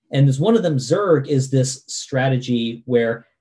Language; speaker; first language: English; native; English